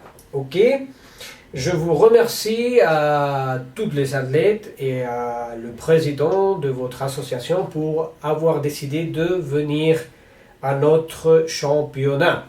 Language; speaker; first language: French; non-native, learner; Spanish